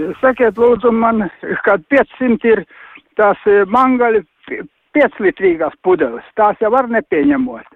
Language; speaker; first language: Latvian; native; Latvian